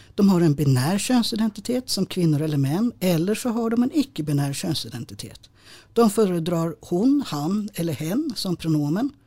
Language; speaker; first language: Swedish; native; Swedish